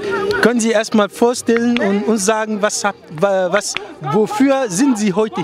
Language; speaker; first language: German; non-native, learner; French